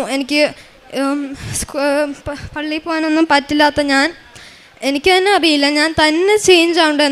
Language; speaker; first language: Malayalam; early bilingual, heritage; Malayalam